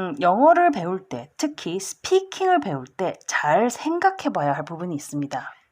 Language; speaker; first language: Korean; early bilingual, heritage; Korean